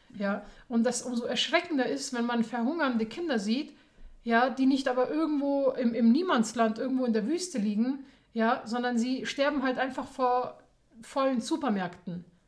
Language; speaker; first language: German; early bilingual, other home language; Persian